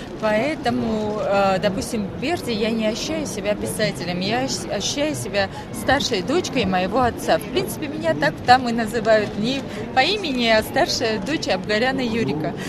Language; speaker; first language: Russian; non-native, local second language; Armenian